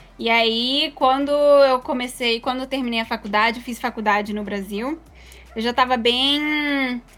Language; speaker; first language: Portuguese; early bilingual, other home language; Spanish